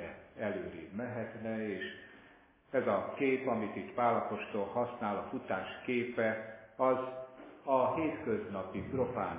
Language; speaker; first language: Hungarian; native; Hungarian